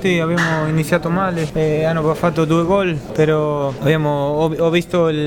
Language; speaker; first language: Italian; non-native, fluent; Spanish